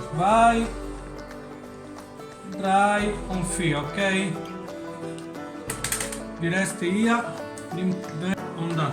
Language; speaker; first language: German; non-native, learner; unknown